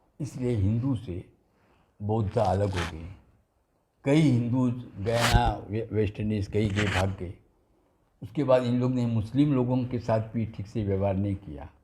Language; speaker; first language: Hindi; non-native, local second language; Gujarati